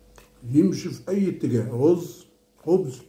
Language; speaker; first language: Arabic; native; Arabic